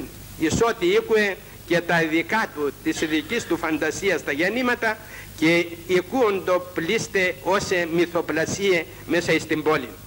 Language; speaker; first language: Greek; native; Greek